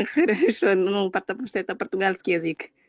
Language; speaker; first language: Russian; non-native, learner; Portuguese